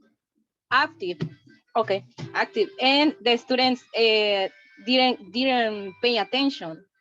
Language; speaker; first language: English; non-native, learner; Spanish